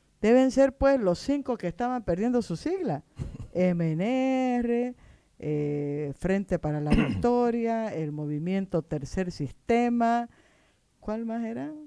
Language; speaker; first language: Spanish; native; Spanish